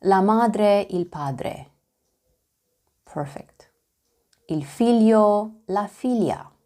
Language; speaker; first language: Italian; non-native, learner; Romanian